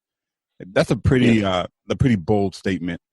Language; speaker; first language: English; native; English